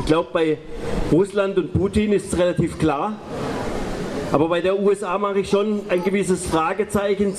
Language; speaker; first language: German; native; German